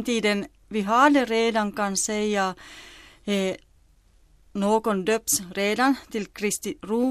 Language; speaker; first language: Swedish; non-native, local second language; Finnish